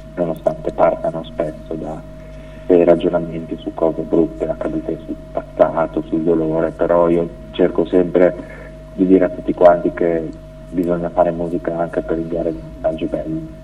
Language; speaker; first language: Italian; early bilingual, other home language; Portuguese